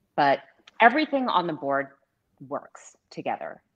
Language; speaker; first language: English; native; English